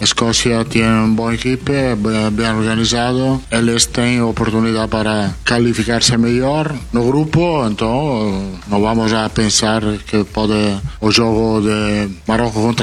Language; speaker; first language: Portuguese; non-native, fluent; Italian